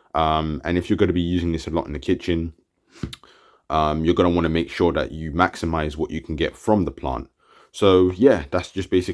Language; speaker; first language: English; native; English